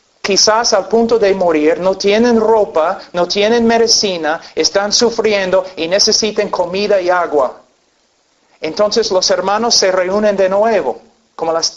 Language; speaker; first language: Spanish; non-native, fluent; English